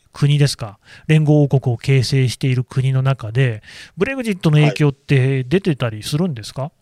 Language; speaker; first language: Japanese; native; Japanese